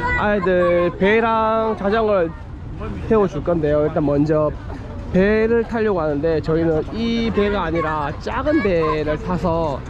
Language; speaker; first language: Korean; native; Korean